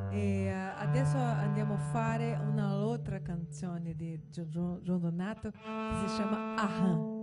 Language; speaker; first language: Italian; non-native, learner; Portuguese